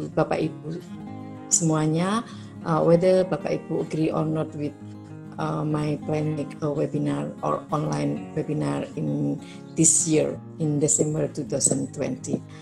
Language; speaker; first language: English; non-native, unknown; Indonesian